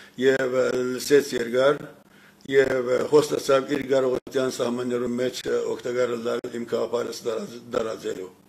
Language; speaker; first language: Armenian; early bilingual, heritage; Armenian